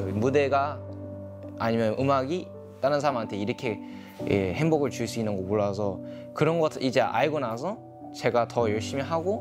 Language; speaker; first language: Korean; non-native, learner; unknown